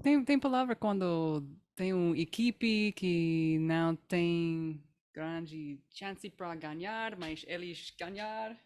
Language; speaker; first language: Portuguese; non-native, learner; English